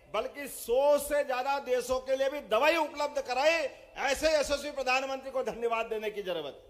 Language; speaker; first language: Hindi; native; Hindi